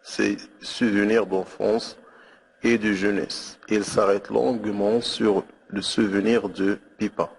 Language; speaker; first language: French; non-native, local second language; Arabic